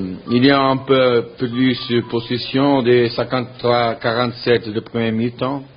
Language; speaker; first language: French; non-native, learner; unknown